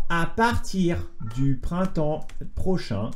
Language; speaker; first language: French; native; French